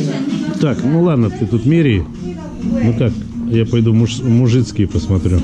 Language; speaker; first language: Russian; native; Russian